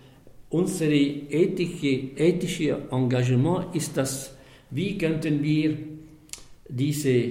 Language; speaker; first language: German; non-native, fluent; Arabic